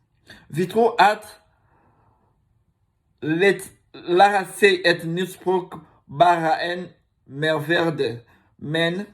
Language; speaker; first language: Swedish; non-native, learner; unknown